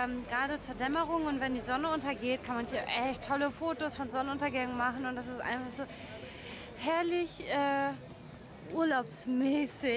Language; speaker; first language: German; native; German